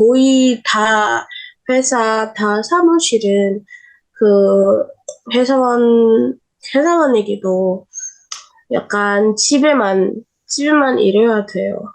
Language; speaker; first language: Korean; non-native, learner; Indonesian